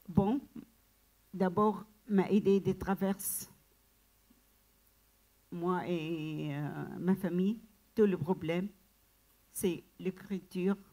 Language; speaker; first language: French; non-native, learner; Arabic